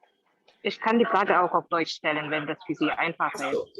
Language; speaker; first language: German; non-native, fluent; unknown